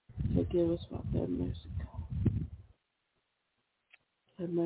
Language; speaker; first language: English; native; English